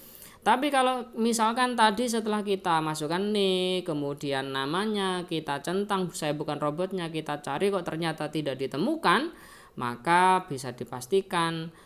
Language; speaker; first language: Indonesian; native; Indonesian